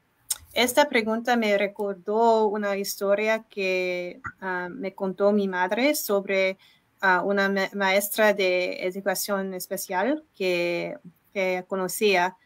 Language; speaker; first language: Spanish; non-native, learner; English